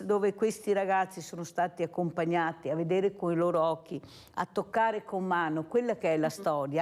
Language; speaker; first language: Italian; native; Italian